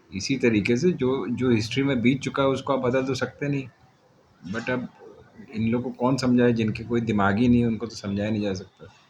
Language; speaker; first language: Hindi; native; Hindi